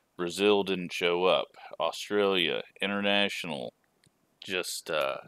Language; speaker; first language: English; native; English